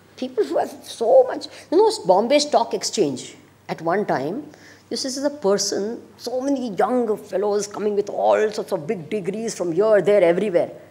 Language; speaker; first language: English; non-native, local second language; Gujarati